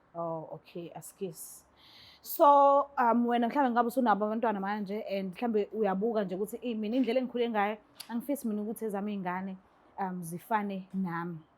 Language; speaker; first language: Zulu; native; Zulu